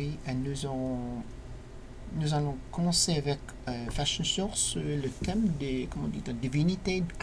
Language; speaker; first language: French; non-native, learner; English